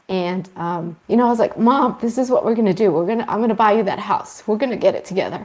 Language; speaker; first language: English; early bilingual, other home language; Spanish